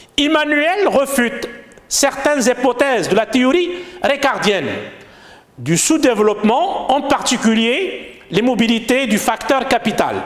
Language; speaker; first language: French; non-native, local second language; Arabic